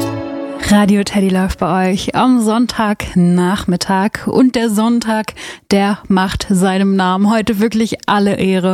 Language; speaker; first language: German; native; German